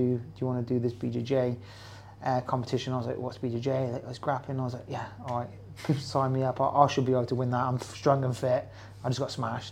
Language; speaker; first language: English; native; English